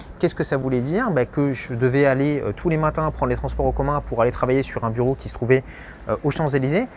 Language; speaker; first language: French; native; French